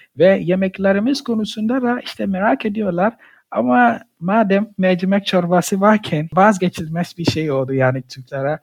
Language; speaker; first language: Turkish; non-native, fluent; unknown